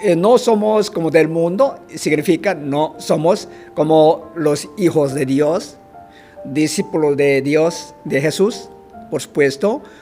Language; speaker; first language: Spanish; non-native, fluent; Korean